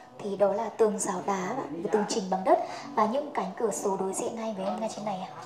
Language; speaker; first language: Vietnamese; non-native, local second language; Hmong